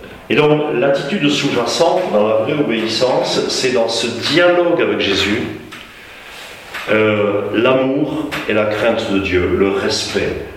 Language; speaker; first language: French; native; French